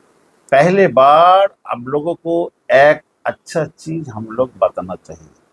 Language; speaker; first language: Hindi; non-native, local second language; Bangla